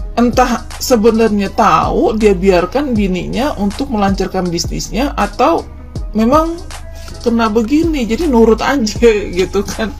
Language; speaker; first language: Indonesian; native; Indonesian